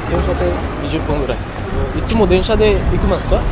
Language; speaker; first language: Japanese; non-native, learner; Sinhala